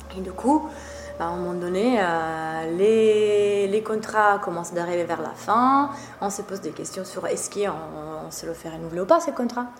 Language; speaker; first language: French; non-native, fluent; Italian